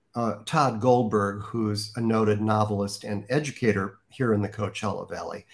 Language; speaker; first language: English; native; English